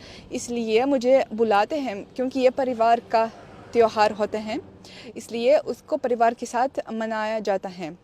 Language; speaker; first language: Hindi; non-native, learner; Russian